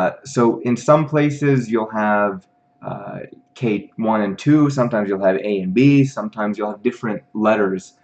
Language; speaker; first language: English; native; English